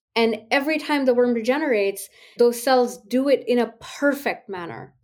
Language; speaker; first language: English; non-native, local second language; Hindi